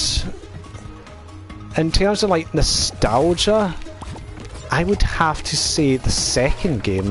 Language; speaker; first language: English; native; English